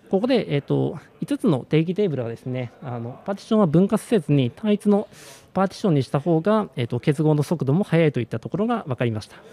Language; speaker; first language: Japanese; native; Japanese